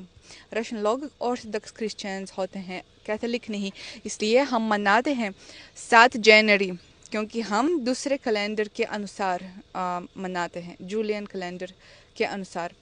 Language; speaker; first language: Hindi; non-native, fluent; Russian